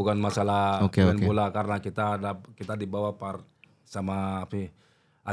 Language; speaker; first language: Indonesian; non-native, learner; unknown